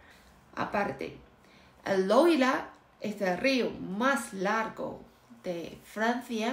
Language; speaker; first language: Spanish; non-native, fluent; Chinese